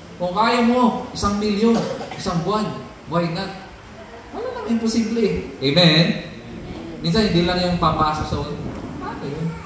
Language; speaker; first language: Filipino; non-native, local second language; Cebuano